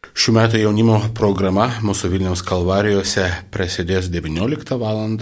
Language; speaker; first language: Lithuanian; non-native, local second language; Polish